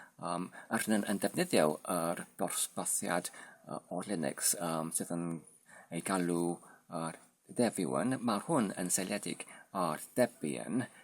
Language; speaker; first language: Welsh; non-native, learner; Polish